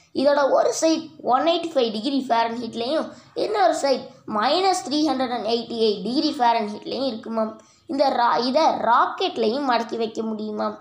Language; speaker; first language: Tamil; native; Tamil